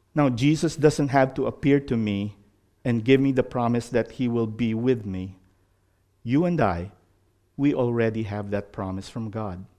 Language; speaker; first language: English; non-native, local second language; Filipino